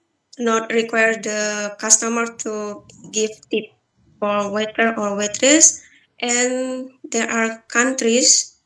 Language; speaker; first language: English; non-native, learner; Balinese